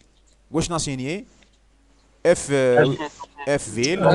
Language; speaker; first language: Arabic; native; Arabic